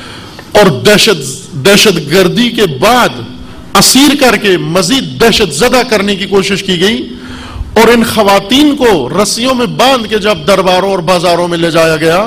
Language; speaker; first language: Urdu; native; Urdu